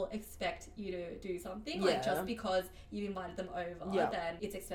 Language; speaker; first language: English; non-native, local second language; Cantonese